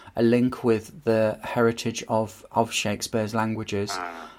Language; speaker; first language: English; native; English